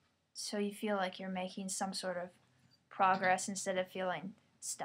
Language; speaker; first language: English; native; English